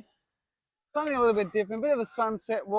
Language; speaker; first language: English; native; English